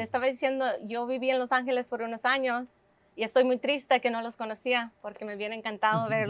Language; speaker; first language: Spanish; early bilingual, heritage; English